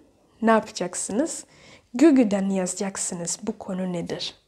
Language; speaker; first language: Turkish; non-native, learner; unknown